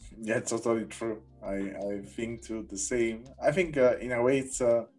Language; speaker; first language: English; non-native, learner; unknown